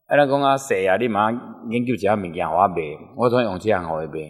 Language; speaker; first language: Min Nan Chinese; native; Min Nan Chinese